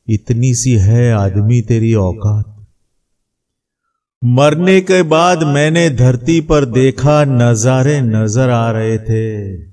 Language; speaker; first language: Hindi; non-native, local second language; Gujarati